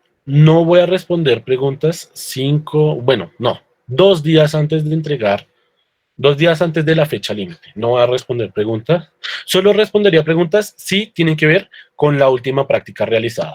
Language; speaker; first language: Spanish; native; Spanish